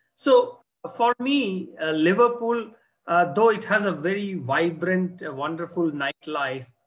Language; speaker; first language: English; non-native, local second language; Hindi